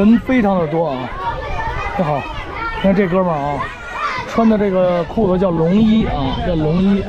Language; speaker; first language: Chinese; native; Chinese